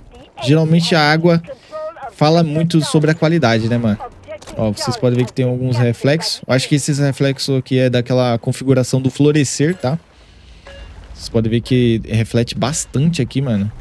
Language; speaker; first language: Portuguese; native; Portuguese